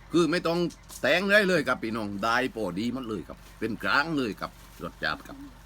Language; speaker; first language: Thai; native; Thai